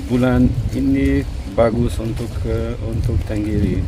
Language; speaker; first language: Indonesian; non-native, fluent; German